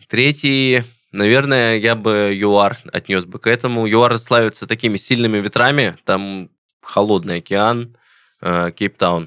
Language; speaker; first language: Russian; native; Russian